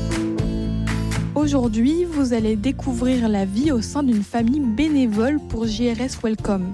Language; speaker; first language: French; native; French